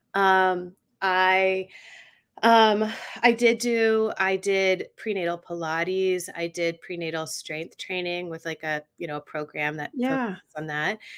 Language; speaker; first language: English; native; English